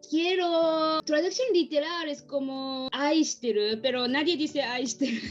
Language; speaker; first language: Spanish; non-native, learner; Japanese